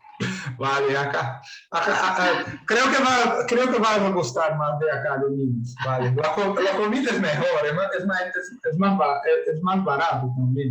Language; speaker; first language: Spanish; non-native, learner; Portuguese